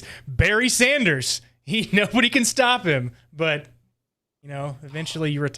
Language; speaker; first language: English; native; English